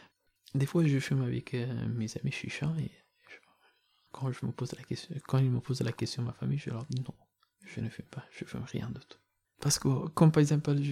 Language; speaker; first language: French; non-native, learner; Persian